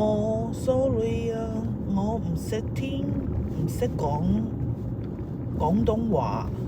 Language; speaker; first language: Cantonese; non-native, learner; Japanese